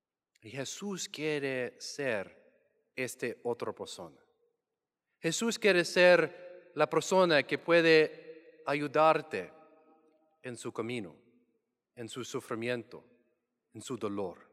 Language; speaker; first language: Spanish; non-native, fluent; English